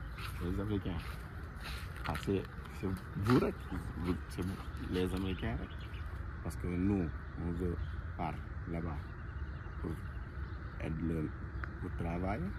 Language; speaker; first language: French; non-native, local second language; Wolof